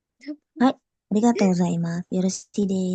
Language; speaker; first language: Japanese; non-native, learner; Indonesian